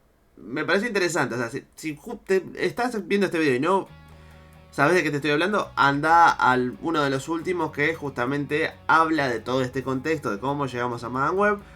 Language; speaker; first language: Spanish; native; Spanish